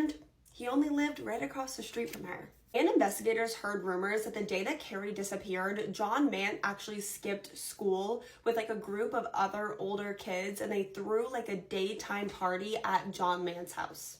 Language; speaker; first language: English; native; English